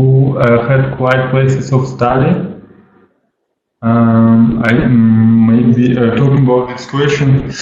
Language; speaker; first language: English; non-native, learner; Russian